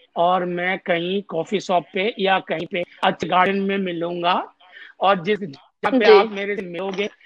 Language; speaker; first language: Hindi; native; Hindi